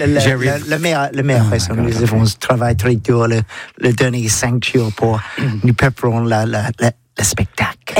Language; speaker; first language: French; non-native, learner; English